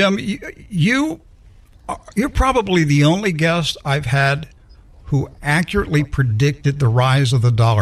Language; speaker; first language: English; native; English